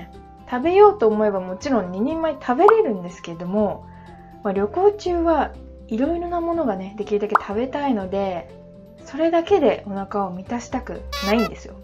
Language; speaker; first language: Japanese; native; Japanese